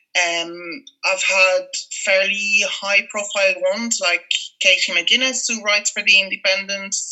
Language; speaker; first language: English; non-native, fluent; French